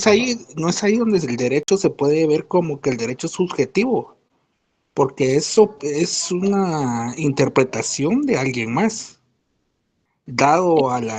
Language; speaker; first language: Spanish; native; Spanish